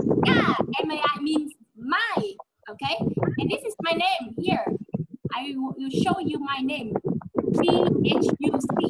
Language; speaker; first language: English; non-native, fluent; Vietnamese